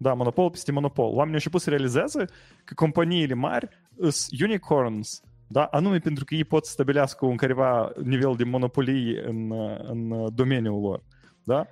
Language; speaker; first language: Romanian; native; Romanian